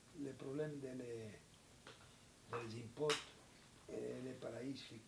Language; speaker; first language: French; non-native, learner; Spanish